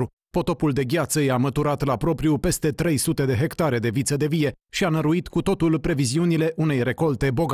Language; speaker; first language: Romanian; native; Romanian